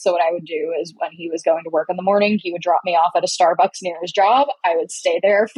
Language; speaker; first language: English; native; English